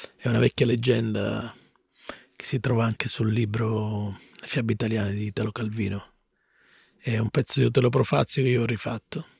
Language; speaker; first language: Italian; native; Italian